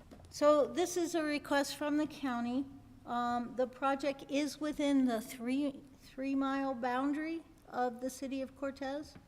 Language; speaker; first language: English; native; English